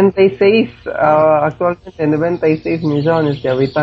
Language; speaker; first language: Spanish; non-native, fluent; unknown